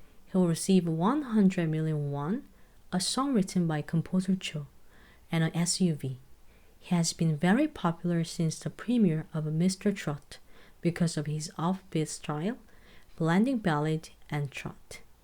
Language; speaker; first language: English; non-native, fluent; Korean